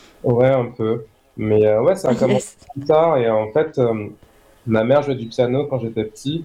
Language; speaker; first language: French; native; French